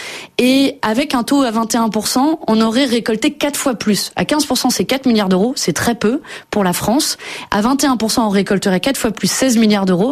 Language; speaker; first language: French; native; French